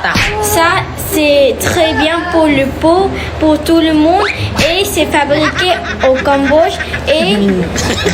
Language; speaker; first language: French; non-native, learner; Khmer